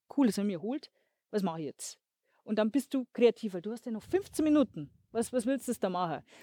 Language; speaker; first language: German; native; German